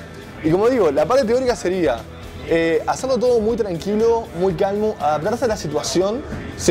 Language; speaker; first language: Spanish; native; Spanish